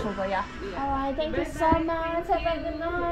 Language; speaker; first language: English; non-native, fluent; Korean